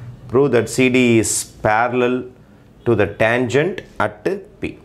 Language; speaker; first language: English; non-native, local second language; Tamil